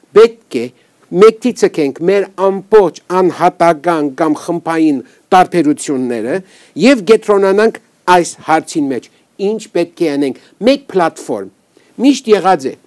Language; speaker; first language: Armenian; early bilingual, heritage; Armenian